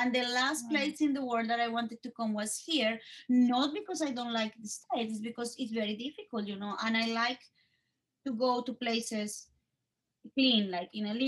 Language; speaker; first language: English; non-native, fluent; Spanish